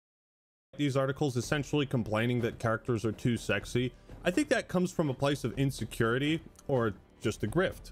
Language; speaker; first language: English; native; English